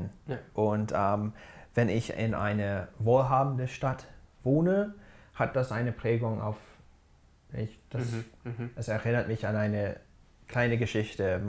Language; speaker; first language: German; non-native, fluent; English